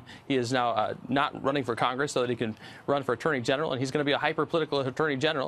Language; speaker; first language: English; native; English